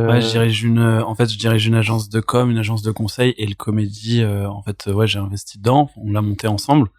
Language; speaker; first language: French; native; French